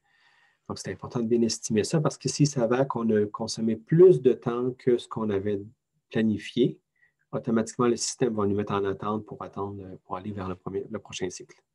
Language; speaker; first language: French; native; French